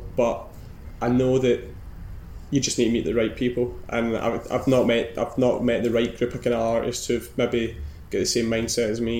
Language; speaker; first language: English; native; English